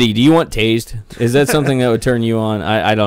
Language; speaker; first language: English; native; English